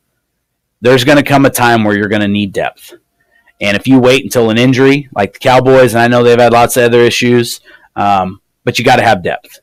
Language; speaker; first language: English; native; English